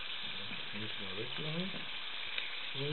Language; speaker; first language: German; non-native, fluent; Italian